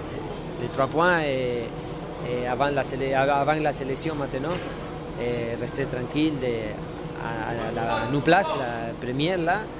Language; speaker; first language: French; non-native, learner; Spanish